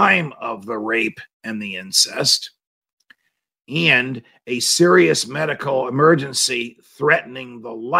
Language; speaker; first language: English; native; English